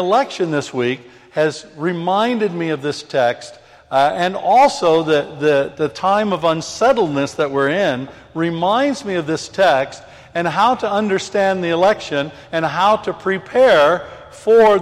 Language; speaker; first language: English; native; English